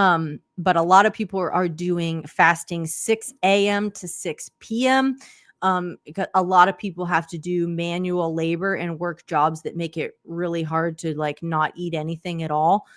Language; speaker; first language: English; native; English